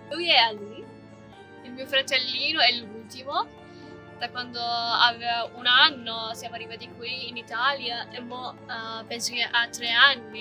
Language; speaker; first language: Italian; non-native, learner; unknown